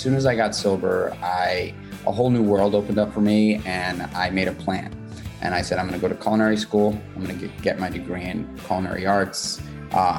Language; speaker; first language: English; native; English